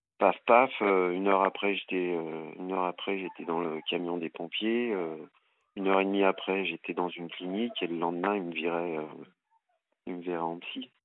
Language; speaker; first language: French; native; French